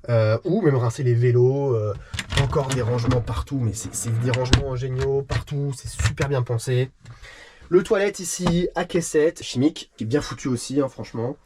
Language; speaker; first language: French; native; French